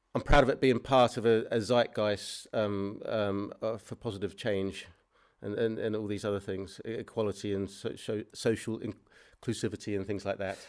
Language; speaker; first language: English; native; English